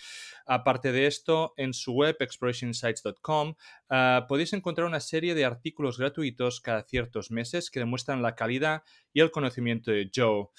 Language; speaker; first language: Spanish; native; Spanish